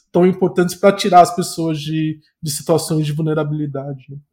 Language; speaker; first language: Portuguese; native; Portuguese